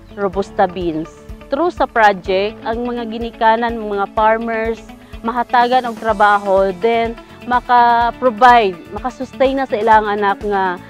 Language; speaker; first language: Cebuano; non-native, local second language; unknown